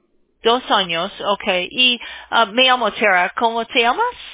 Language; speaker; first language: Spanish; non-native, learner; English